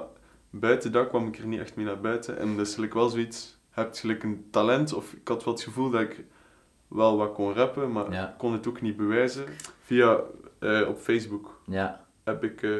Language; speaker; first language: Dutch; native; Dutch